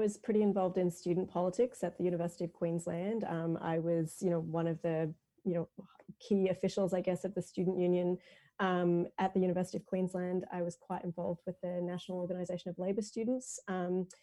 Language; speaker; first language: English; native; English